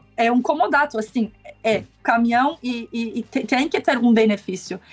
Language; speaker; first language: Portuguese; non-native, fluent; Turkish